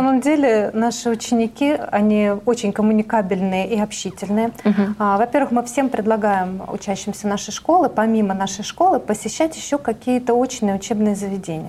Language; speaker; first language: Russian; native; Russian